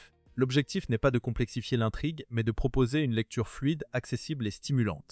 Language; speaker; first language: French; native; French